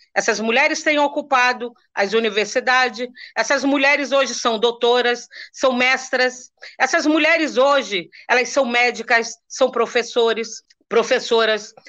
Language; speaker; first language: Portuguese; non-native, local second language; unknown